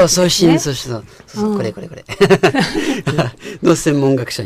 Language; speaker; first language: Japanese; non-native, learner; French